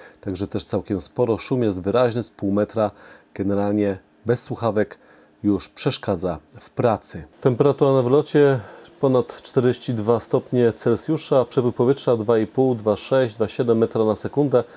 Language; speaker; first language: Polish; native; Polish